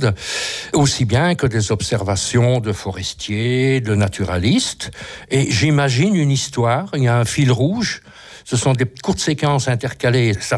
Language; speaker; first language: French; native; French